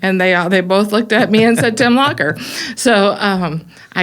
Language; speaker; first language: English; native; English